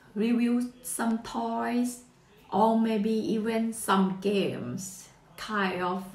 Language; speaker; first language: English; non-native, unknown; Thai